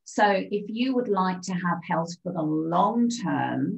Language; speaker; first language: English; native; English